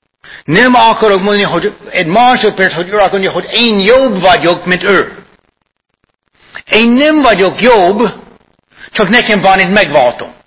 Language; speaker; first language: Hungarian; non-native, fluent; English